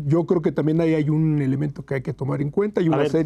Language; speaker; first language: Spanish; native; Spanish